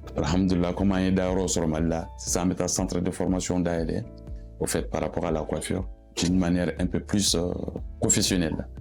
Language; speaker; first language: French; non-native, local second language; Bambara